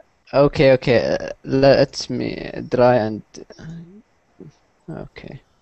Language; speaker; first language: English; non-native, learner; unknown